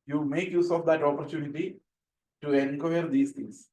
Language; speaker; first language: English; non-native, local second language; Malayalam